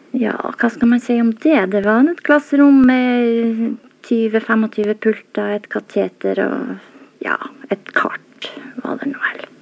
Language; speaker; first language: Norwegian; native; Norwegian